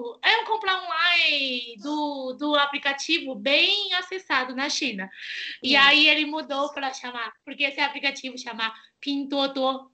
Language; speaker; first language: Portuguese; non-native, fluent; Chinese